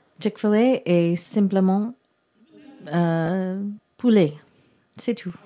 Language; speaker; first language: French; non-native, learner; English